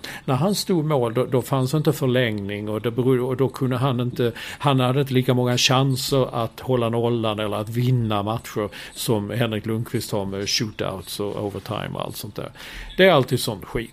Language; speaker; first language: Swedish; native; Swedish